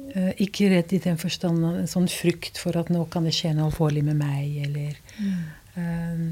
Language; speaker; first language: Norwegian; non-native, fluent; Dutch